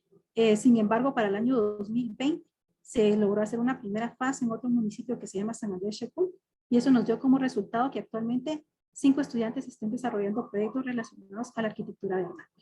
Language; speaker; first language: Spanish; native; Spanish